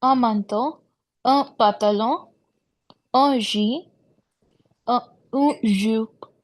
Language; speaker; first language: French; non-native, learner; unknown